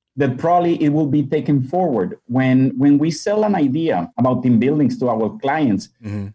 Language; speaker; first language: English; non-native, fluent; Spanish